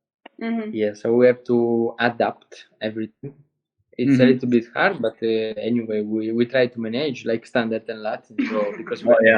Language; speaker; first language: English; non-native, learner; Romanian